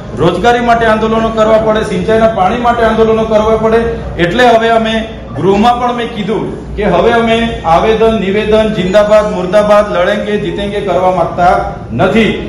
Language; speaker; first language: Gujarati; non-native, local second language; Bhili